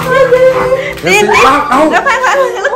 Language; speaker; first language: Vietnamese; native; Vietnamese